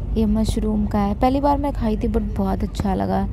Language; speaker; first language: Hindi; native; Hindi